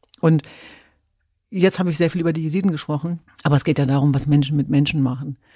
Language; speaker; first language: German; early bilingual, other home language; Kurdish